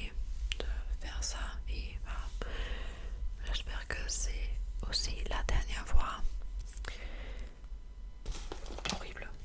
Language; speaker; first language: French; non-native, fluent; English